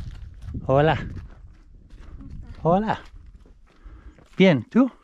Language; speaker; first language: Spanish; non-native, learner; English